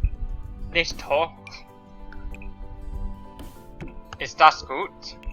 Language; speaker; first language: German; non-native, learner; English